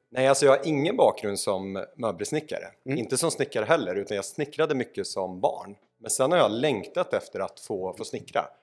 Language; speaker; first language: Swedish; native; Swedish